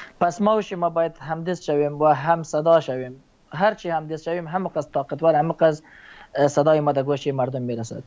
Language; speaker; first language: Persian; native; Persian